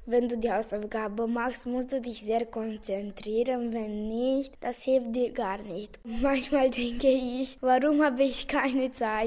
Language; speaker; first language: German; non-native, local second language; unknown